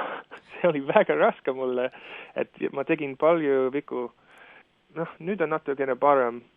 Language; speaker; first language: Estonian; non-native, fluent; English